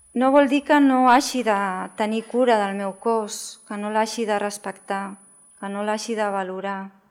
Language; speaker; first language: Catalan; non-native, local second language; Spanish